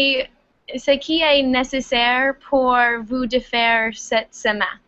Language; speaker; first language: French; non-native, learner; English